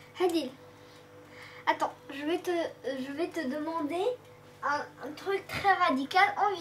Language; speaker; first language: French; non-native, local second language; Arabic